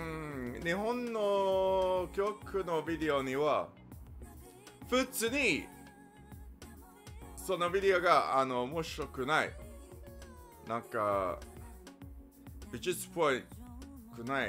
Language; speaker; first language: Japanese; non-native, learner; English